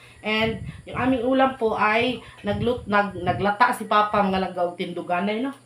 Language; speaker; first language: Filipino; non-native, local second language; Cebuano